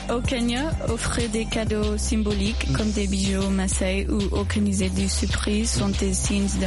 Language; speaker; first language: French; non-native, learner; English